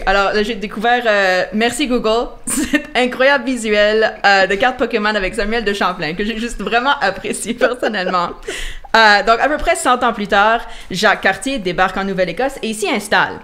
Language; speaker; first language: French; native; French